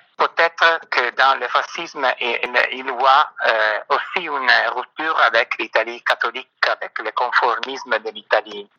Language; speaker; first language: French; non-native, fluent; Italian